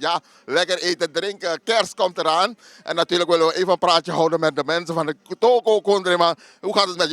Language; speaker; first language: Dutch; native; Dutch